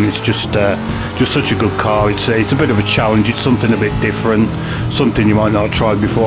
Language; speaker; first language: English; native; English